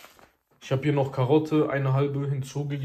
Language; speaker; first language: German; early bilingual, other home language; Kurdish